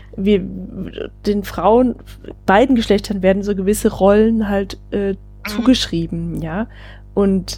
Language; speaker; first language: German; native; German